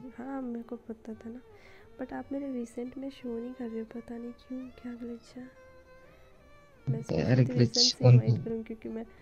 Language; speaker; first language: Hindi; native; Hindi